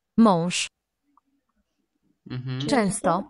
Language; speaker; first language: Polish; non-native, learner; Russian